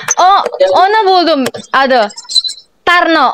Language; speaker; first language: Turkish; non-native, learner; Indonesian